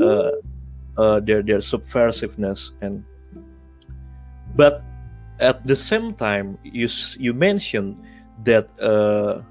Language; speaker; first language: English; non-native, learner; Indonesian